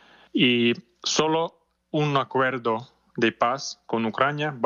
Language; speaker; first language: Spanish; non-native, fluent; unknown